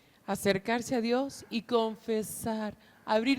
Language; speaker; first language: Spanish; native; Spanish